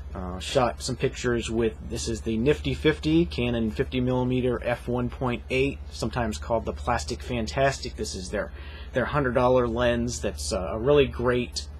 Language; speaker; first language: English; native; English